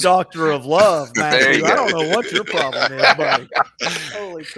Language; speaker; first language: English; native; English